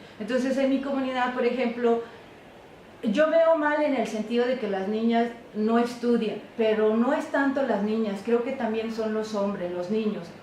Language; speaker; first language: Spanish; non-native, local second language; Zapotec